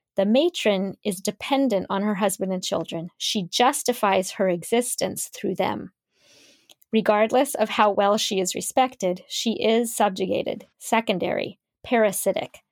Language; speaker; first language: English; native; English